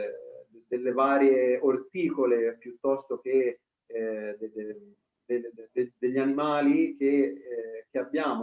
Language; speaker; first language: Italian; native; Italian